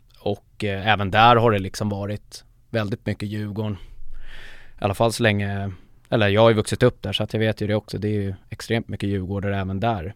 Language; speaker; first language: Swedish; native; Swedish